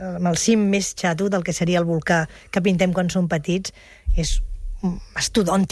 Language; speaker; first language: Catalan; native; Catalan